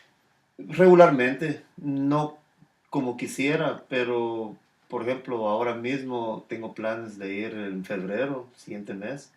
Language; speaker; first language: Spanish; native; Spanish